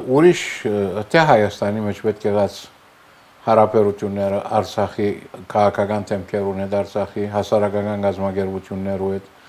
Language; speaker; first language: Armenian; early bilingual, heritage; Armenian